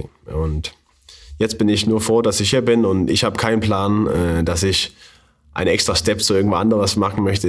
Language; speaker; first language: German; non-native, learner; Faroese